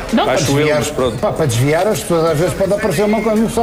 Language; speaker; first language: Portuguese; native; Portuguese